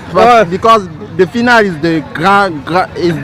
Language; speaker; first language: English; non-native, learner; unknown